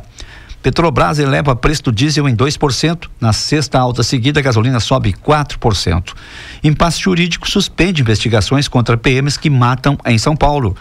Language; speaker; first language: Portuguese; native; Portuguese